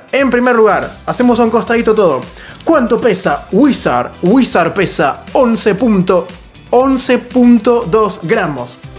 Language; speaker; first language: Spanish; native; Spanish